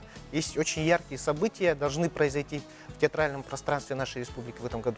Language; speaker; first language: Russian; non-native, local second language; Yakut